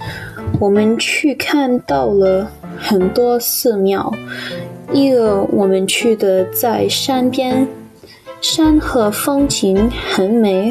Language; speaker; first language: Chinese; non-native, learner; English